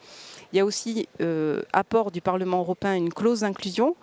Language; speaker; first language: French; native; French